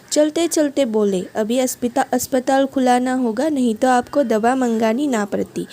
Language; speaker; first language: Hindi; non-native, local second language; Assamese